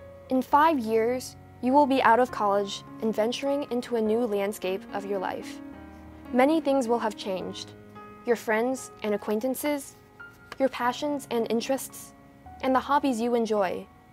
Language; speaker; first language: English; early bilingual, other home language; Chinese